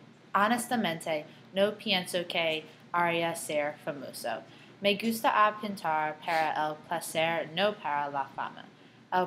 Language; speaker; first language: Spanish; non-native, learner; English